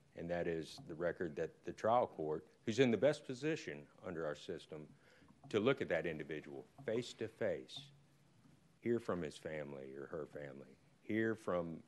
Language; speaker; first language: English; native; English